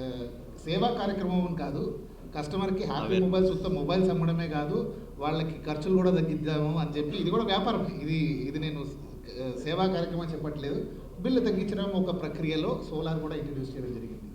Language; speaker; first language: Telugu; native; Telugu